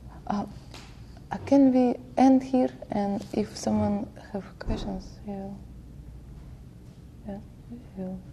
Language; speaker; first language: English; non-native, learner; Russian